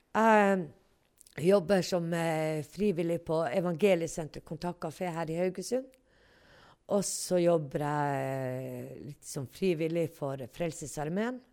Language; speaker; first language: Norwegian; native; Norwegian